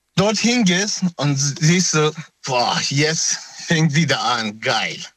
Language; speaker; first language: German; non-native, learner; Persian